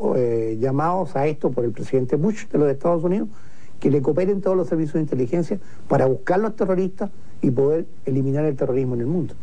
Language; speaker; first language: Spanish; native; Spanish